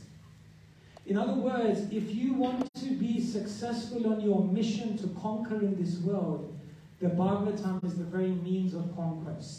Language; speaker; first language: English; native; English